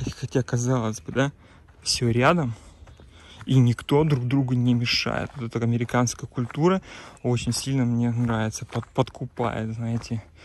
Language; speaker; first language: Russian; native; Russian